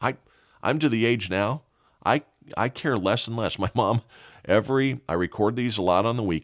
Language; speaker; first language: English; native; English